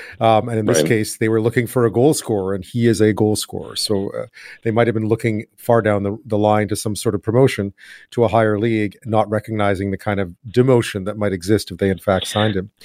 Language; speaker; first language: English; native; English